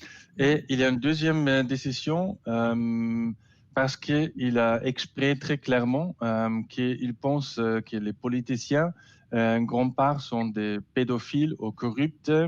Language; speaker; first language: French; non-native, learner; German